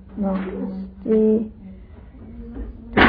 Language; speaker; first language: French; non-native, learner; English